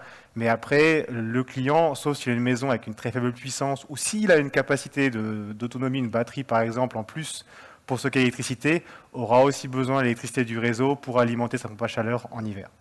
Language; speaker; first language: French; native; French